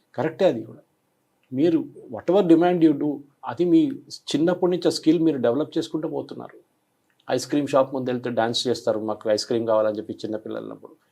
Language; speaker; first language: Telugu; non-native, local second language; Malayalam